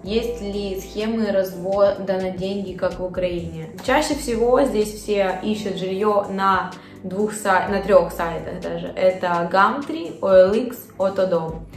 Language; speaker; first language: Russian; native; Russian